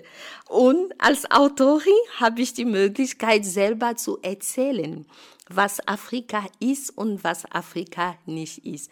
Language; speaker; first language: German; non-native, fluent; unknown